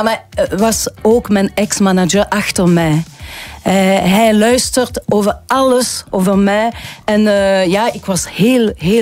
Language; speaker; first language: Dutch; non-native, local second language; French